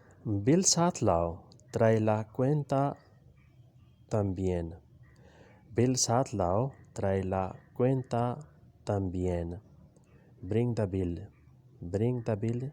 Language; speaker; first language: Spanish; non-native, learner; Urdu